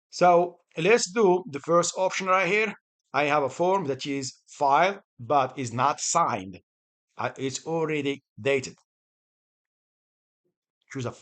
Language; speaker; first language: English; non-native, fluent; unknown